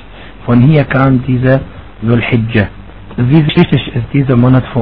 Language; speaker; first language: German; non-native, fluent; Arabic